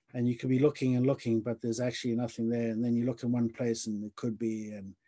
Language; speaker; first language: English; native; English